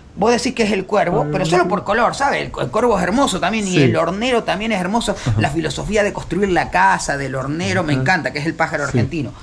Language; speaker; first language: Spanish; native; Spanish